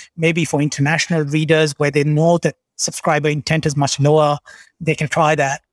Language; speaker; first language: English; non-native, local second language; Bangla